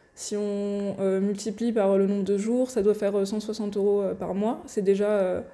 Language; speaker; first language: French; non-native, local second language; Arabic